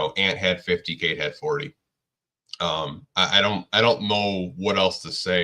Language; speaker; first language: English; native; English